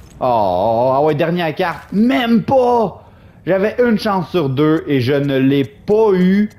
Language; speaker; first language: French; native; French